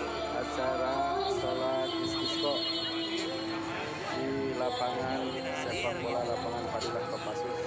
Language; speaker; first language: Indonesian; native; Indonesian